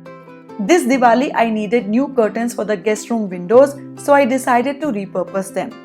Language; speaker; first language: English; non-native, local second language; Hindi